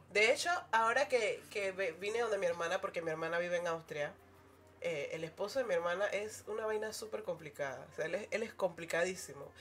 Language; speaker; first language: Spanish; native; Spanish